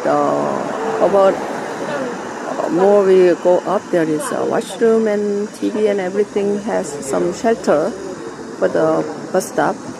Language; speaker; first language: English; non-native, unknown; Korean